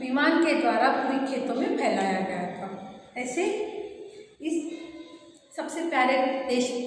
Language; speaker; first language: Hindi; non-native, local second language; Marathi